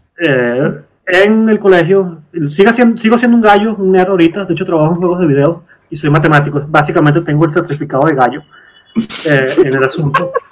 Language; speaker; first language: Spanish; native; Spanish